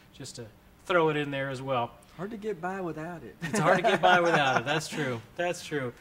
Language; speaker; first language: English; native; English